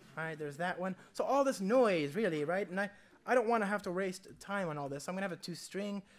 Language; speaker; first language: English; native; English